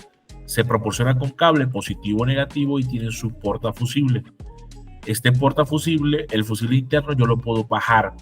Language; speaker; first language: Spanish; native; Spanish